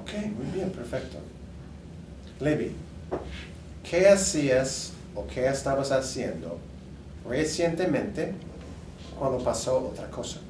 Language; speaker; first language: Spanish; non-native, fluent; English